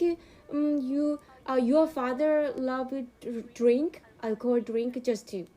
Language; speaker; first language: English; non-native, learner; Korean